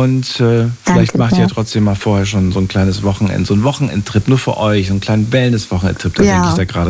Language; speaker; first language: German; native; German